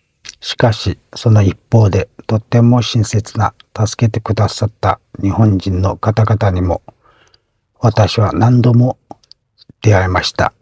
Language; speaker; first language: Japanese; non-native, fluent; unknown